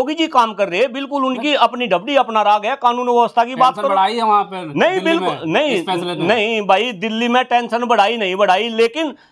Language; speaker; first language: Hindi; native; Hindi